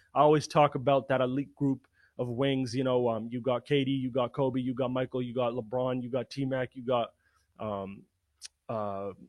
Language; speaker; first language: English; native; English